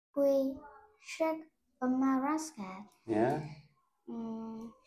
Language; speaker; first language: English; non-native, learner; Vietnamese